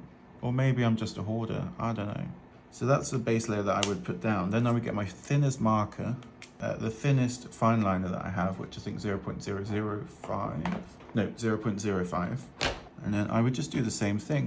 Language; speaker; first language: English; native; English